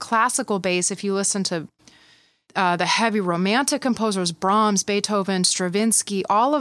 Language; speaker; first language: English; native; English